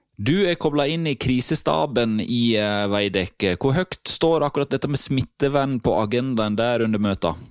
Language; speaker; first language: Norwegian; native; Norwegian